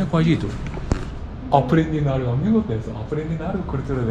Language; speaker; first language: Spanish; non-native, learner; Japanese